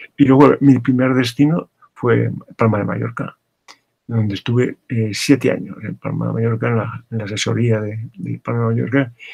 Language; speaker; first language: Spanish; native; Spanish